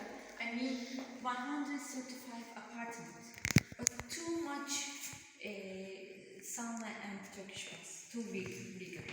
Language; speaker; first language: English; non-native, learner; Turkish